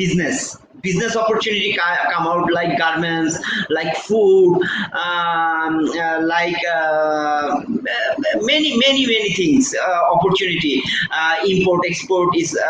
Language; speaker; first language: English; non-native, fluent; Bangla